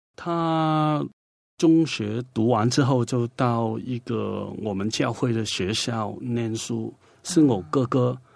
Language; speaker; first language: Chinese; non-native, local second language; Cantonese